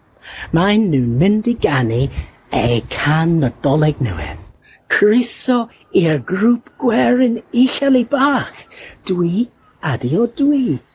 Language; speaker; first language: Welsh; non-native, learner; English